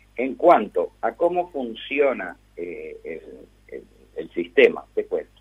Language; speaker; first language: Spanish; native; Spanish